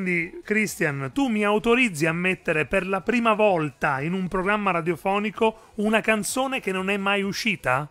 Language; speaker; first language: Italian; native; Italian